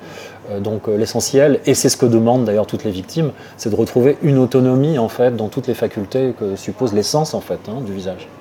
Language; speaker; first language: French; native; French